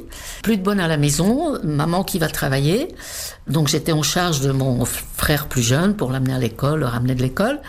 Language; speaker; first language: French; non-native, fluent; Czech